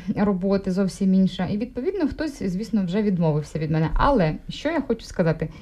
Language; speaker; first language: Ukrainian; non-native, local second language; Russian